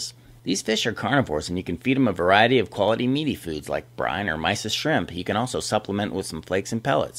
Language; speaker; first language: English; native; English